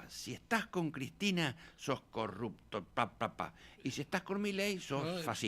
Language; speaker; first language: Spanish; native; Spanish